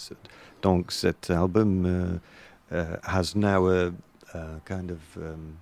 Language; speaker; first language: French; non-native, learner; English